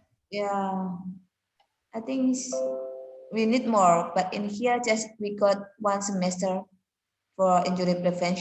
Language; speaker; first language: English; non-native, learner; Indonesian